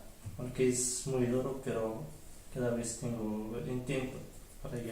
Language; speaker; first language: Spanish; non-native, learner; Arabic